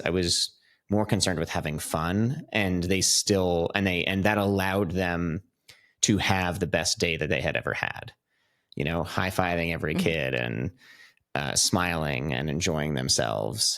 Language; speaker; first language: English; native; English